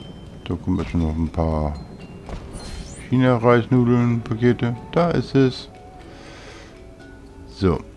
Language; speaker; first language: German; native; German